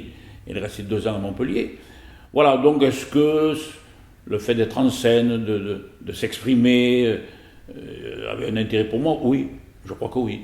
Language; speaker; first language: French; native; French